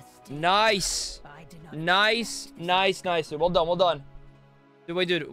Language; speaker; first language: English; non-native, fluent; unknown